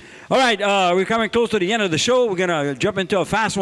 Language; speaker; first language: English; early bilingual, other home language; French